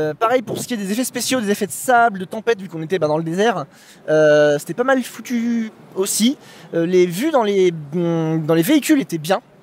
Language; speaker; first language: French; native; French